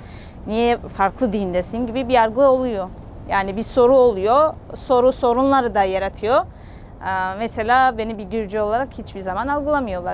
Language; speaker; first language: Turkish; non-native, fluent; Georgian